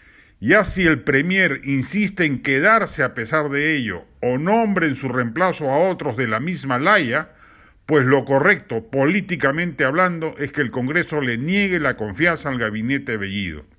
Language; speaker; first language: Spanish; native; Spanish